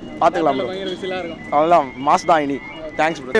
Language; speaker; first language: Tamil; native; Tamil